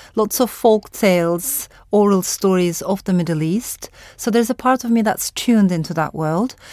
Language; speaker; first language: English; non-native, fluent; Turkish